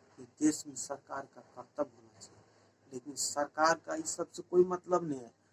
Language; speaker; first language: Hindi; native; Hindi